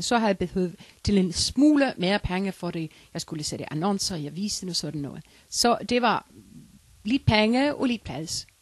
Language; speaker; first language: Danish; non-native, learner; Icelandic